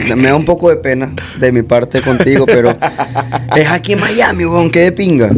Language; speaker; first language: Spanish; native; Spanish